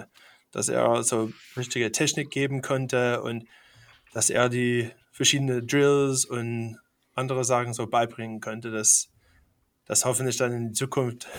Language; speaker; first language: German; non-native, fluent; English